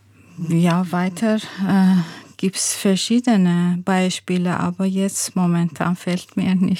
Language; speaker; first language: German; non-native, learner; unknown